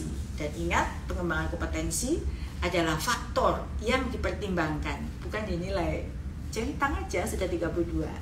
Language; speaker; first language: Indonesian; native; Indonesian